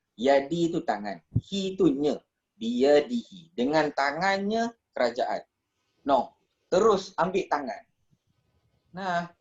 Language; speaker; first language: Malay; native; Malay